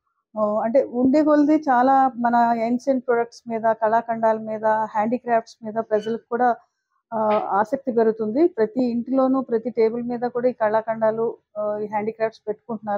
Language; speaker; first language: Telugu; native; Telugu